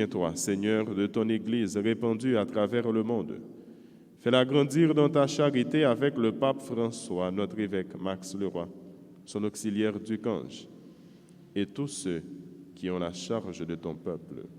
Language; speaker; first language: French; non-native, local second language; Haitian Creole